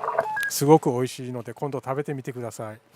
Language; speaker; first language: Japanese; native; Japanese